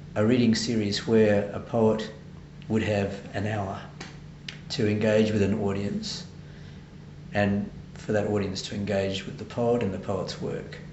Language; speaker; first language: English; native; English